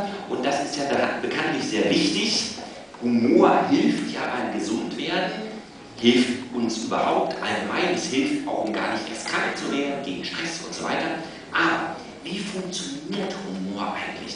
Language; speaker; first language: German; native; German